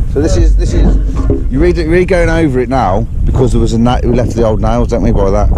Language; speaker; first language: English; native; English